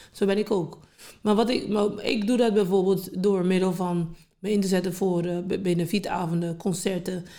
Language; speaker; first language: Dutch; non-native, local second language; English